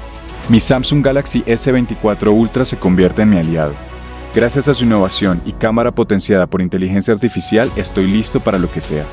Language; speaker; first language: Spanish; native; Spanish